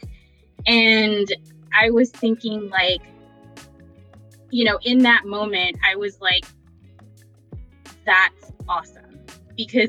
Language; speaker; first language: English; native; English